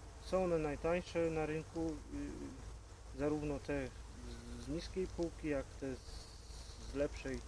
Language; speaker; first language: Polish; native; Polish